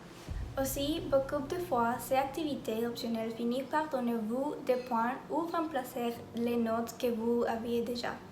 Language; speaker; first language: French; non-native, learner; Spanish